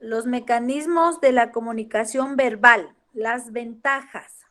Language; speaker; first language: Spanish; native; Spanish